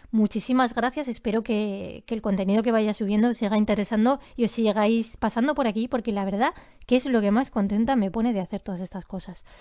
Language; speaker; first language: Spanish; native; Spanish